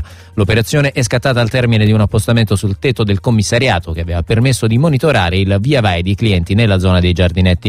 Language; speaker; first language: Italian; native; Italian